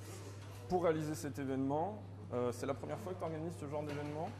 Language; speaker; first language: French; native; French